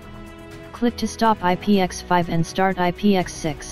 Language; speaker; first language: English; non-native, fluent; Chinese